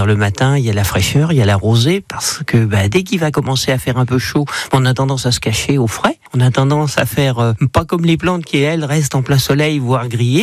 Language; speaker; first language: French; native; French